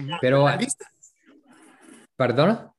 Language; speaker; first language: Spanish; non-native, local second language; French